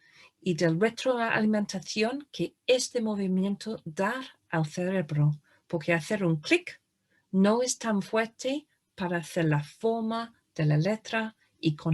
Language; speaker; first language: Spanish; non-native, fluent; English